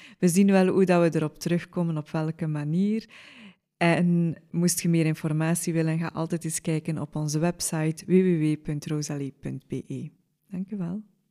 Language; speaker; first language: Dutch; native; Dutch